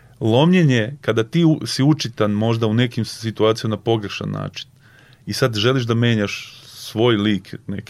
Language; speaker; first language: Serbian; native; Serbian